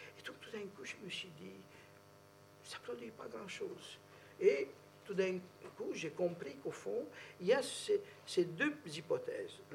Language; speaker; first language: French; non-native, fluent; Romanian